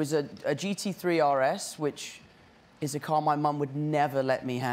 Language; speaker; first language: English; native; English